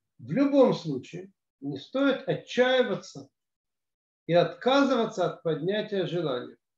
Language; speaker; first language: Russian; native; Russian